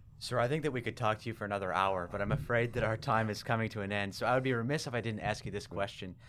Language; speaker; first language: English; native; English